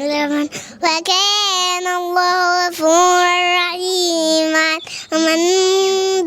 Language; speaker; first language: Arabic; native; Arabic